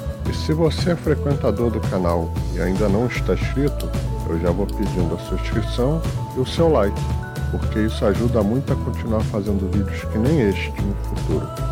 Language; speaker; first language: Portuguese; native; Portuguese